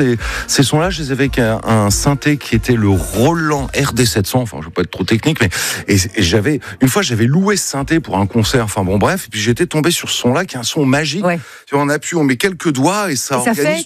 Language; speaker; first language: French; native; French